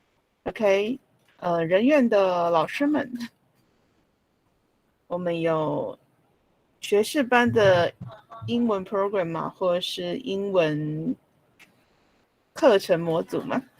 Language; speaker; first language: Chinese; native; Chinese